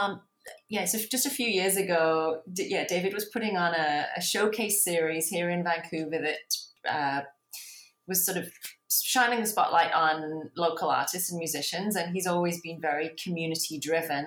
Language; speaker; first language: English; native; English